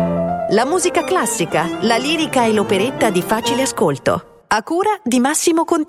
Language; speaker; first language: Italian; native; Italian